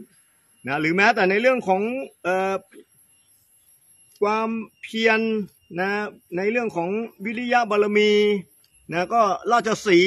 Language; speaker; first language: Thai; native; Thai